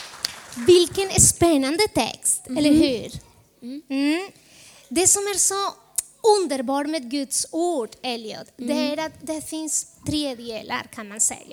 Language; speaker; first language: Swedish; non-native, fluent; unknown